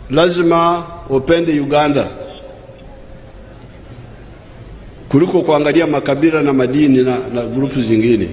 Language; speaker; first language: Swahili; non-native, local second language; Nyankole